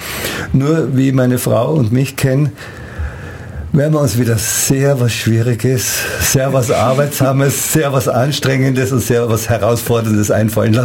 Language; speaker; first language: German; native; German